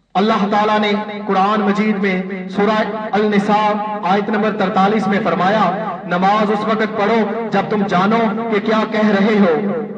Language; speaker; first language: Urdu; non-native, local second language; Punjabi